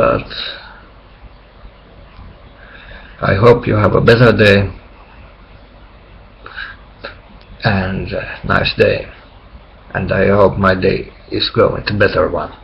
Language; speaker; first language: English; non-native, learner; Finnish